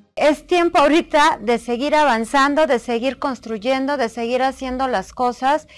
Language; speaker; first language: Spanish; native; Spanish